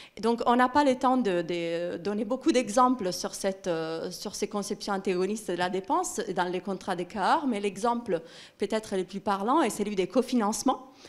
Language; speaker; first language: French; non-native, fluent; Italian